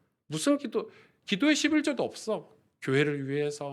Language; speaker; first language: Korean; native; Korean